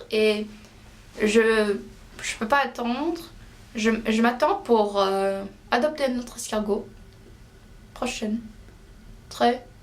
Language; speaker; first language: French; non-native, learner; English